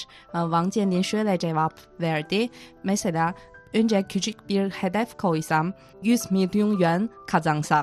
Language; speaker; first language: Turkish; non-native, fluent; Chinese